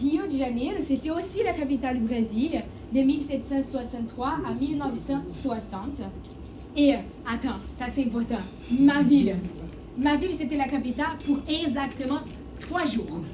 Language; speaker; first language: French; non-native, learner; Portuguese